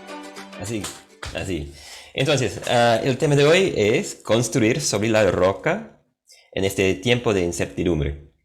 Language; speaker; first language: Spanish; non-native, fluent; English